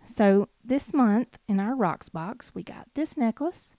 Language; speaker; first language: English; native; English